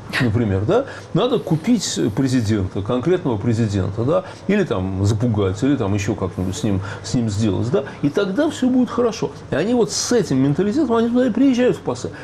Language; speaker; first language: Russian; native; Russian